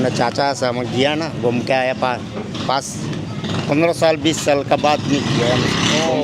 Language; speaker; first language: Hindi; early bilingual, other home language; Bangla